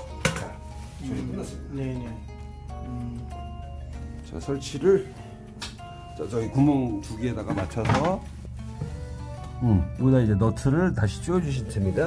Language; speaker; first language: Korean; native; Korean